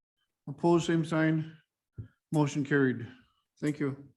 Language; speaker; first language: English; native; English